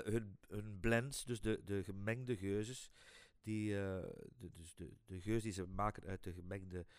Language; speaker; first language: Dutch; native; Dutch